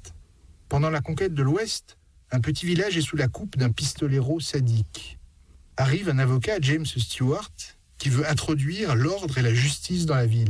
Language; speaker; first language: French; native; French